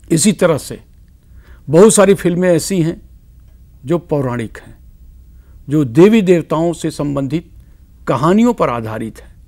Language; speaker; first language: Hindi; native; Hindi